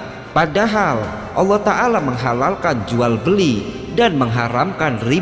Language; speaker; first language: Indonesian; native; Indonesian